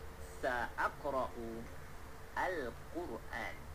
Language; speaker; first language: Arabic; non-native, fluent; Malay